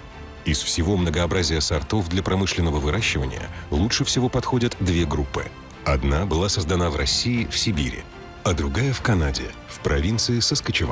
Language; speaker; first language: Russian; native; Russian